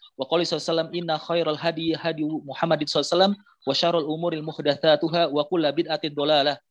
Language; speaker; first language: Arabic; non-native, fluent; Indonesian